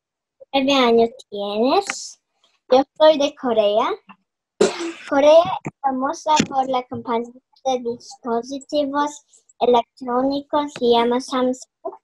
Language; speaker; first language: Spanish; non-native, learner; Korean